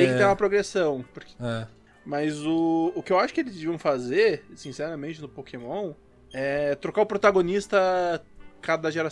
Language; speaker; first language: Portuguese; native; Portuguese